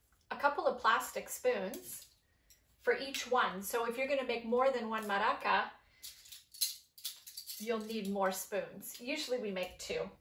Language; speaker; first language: English; native; English